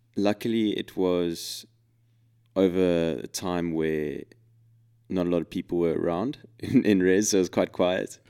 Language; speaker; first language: English; native; English